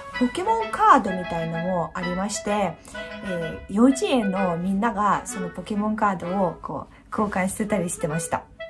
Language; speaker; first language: Japanese; non-native, fluent; Russian